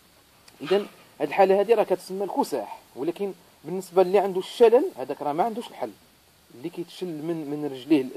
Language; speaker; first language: Arabic; native; Arabic